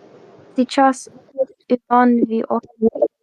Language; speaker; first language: Russian; non-native, learner; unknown